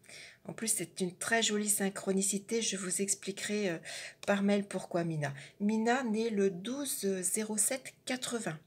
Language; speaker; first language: French; native; French